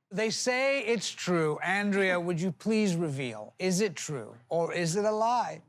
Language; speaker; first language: English; native; English